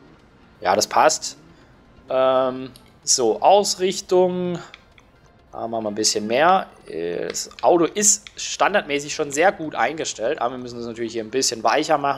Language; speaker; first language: German; native; German